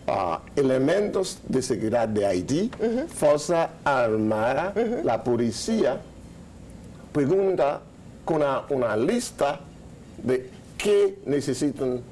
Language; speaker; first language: Spanish; non-native, learner; Haitian Creole